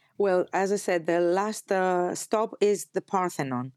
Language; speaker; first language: English; non-native, fluent; Greek